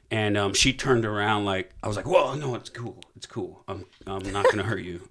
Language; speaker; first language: English; native; English